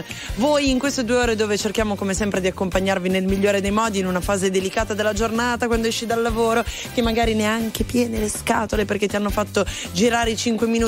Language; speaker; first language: Italian; native; Italian